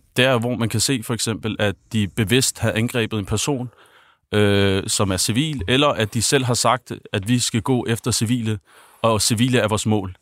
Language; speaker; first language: Danish; early bilingual, other home language; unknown